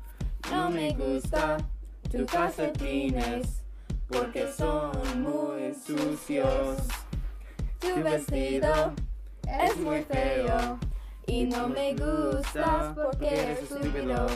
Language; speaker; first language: Spanish; non-native, learner; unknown